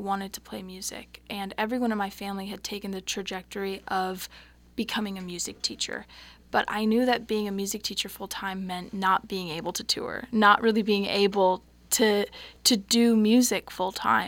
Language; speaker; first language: English; native; English